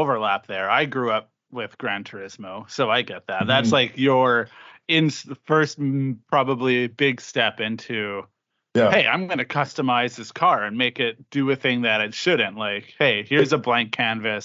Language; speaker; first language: English; native; English